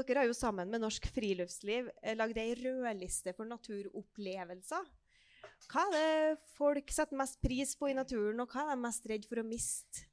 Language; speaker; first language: Norwegian; native; Norwegian